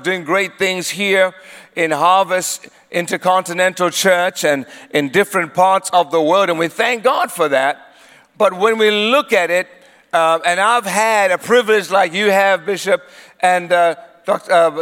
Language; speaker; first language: English; non-native, local second language; Swati